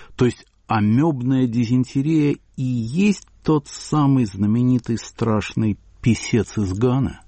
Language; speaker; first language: Russian; native; Russian